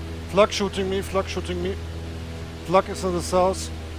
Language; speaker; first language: English; non-native, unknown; German